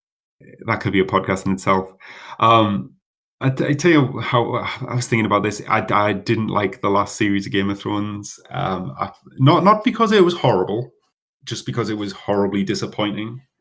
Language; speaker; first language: English; native; English